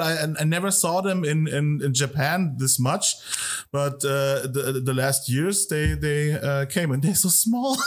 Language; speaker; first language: English; non-native, fluent; German